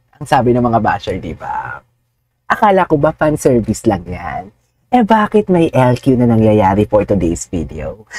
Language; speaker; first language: Filipino; non-native, local second language; Hiligaynon